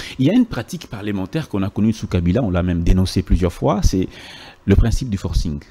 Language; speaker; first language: French; non-native, local second language; Lingala